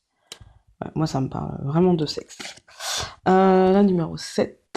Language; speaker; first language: French; native; French